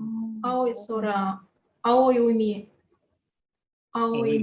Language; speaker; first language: Japanese; non-native, fluent; Tatar